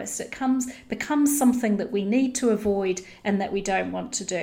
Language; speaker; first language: English; native; English